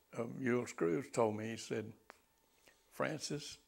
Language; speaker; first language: English; native; English